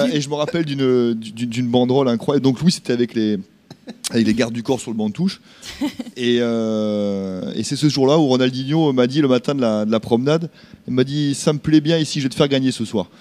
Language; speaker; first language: French; native; French